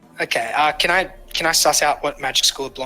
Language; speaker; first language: English; native; English